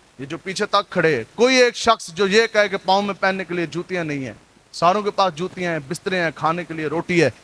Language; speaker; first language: Urdu; non-native, local second language; Punjabi